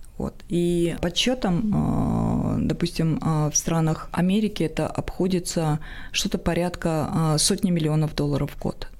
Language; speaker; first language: Russian; non-native, local second language; Tajik